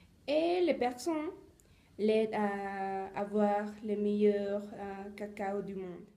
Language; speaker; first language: French; non-native, learner; Spanish